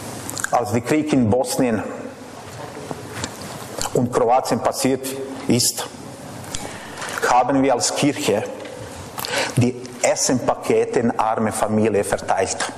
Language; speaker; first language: German; non-native, fluent; Serbian